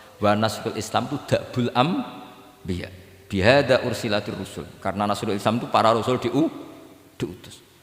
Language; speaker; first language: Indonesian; non-native, local second language; Javanese